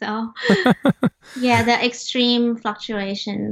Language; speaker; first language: English; non-native, fluent; Vietnamese